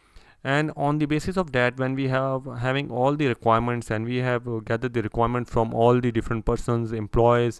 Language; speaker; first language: English; non-native, local second language; Urdu